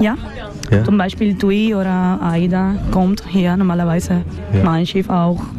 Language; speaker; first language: German; non-native, learner; Spanish